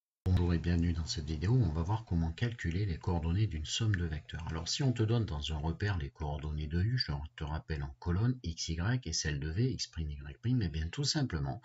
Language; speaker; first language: French; native; French